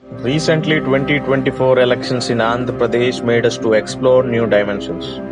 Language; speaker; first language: English; non-native, local second language; Telugu